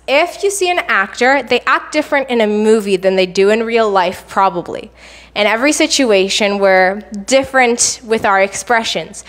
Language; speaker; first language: English; native; English